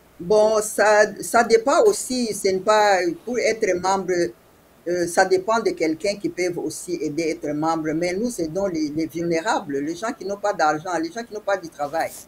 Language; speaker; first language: French; non-native, local second language; Swahili